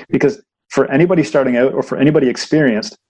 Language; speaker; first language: English; native; English